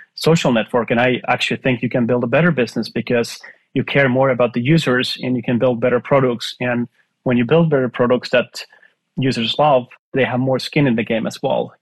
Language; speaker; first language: English; non-native, fluent; Finnish